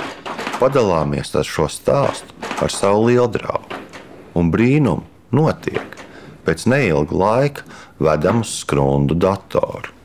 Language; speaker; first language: Latvian; native; Latvian